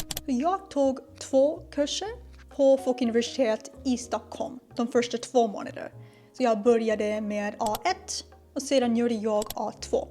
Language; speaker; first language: Swedish; non-native, learner; Japanese